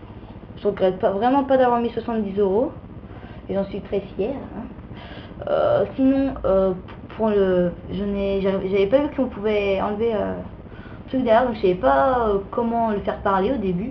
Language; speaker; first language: French; native; French